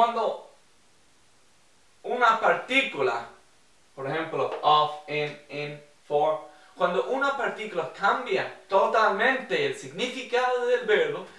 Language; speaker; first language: Spanish; non-native, fluent; English